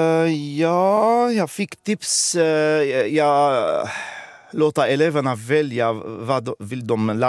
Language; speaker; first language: Swedish; non-native, fluent; Arabic